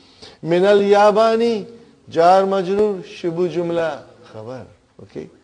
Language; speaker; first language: Arabic; non-native, fluent; Urdu